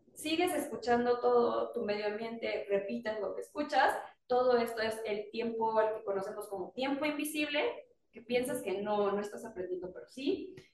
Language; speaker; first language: Spanish; native; Spanish